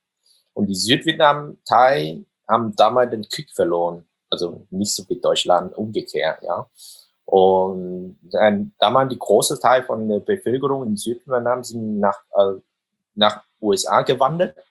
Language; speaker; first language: German; non-native, fluent; Vietnamese